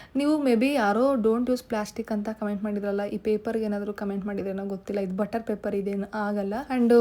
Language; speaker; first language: Kannada; native; Kannada